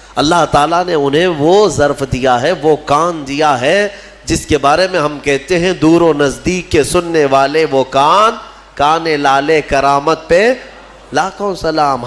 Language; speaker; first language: Urdu; native; Urdu